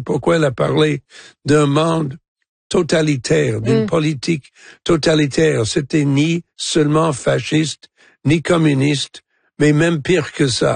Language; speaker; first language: French; non-native, local second language; English